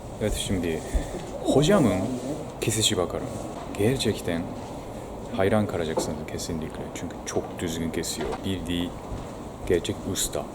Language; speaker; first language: Turkish; non-native, fluent; Japanese